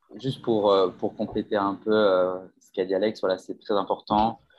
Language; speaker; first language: French; native; French